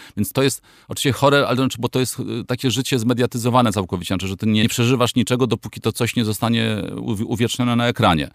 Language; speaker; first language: Polish; native; Polish